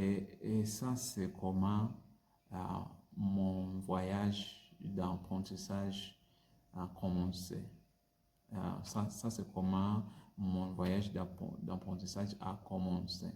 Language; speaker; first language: French; non-native, learner; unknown